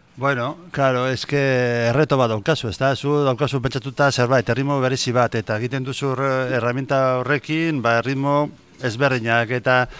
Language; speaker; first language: Basque; non-native, local second language; Spanish